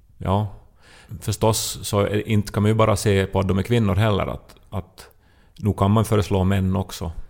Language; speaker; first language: Swedish; native; Swedish